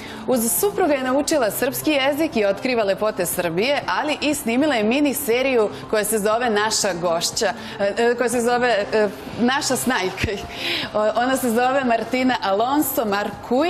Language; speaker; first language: Bosnian; native; Bosnian